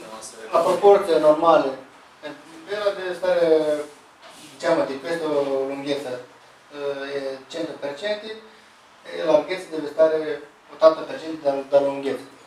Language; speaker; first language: Italian; non-native, fluent; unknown